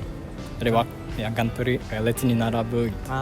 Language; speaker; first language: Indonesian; non-native, fluent; Japanese